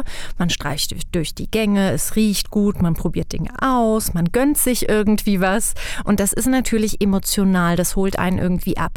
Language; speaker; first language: German; native; German